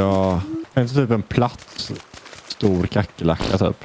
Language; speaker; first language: Swedish; native; Swedish